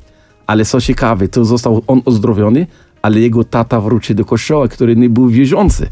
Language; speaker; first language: Polish; non-native, fluent; Arabic